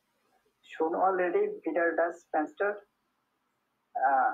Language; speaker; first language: German; non-native, learner; Bangla